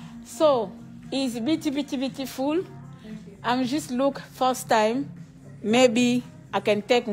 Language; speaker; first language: English; non-native, learner; French